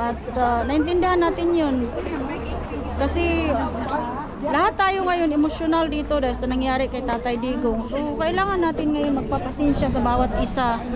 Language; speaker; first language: Filipino; native; Filipino